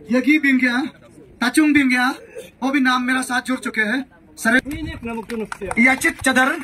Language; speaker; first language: Hindi; non-native, local second language; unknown